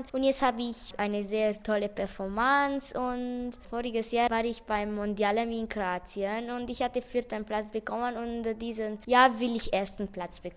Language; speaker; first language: German; non-native, local second language; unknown